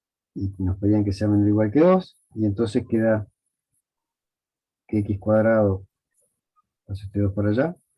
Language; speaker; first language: Spanish; native; Spanish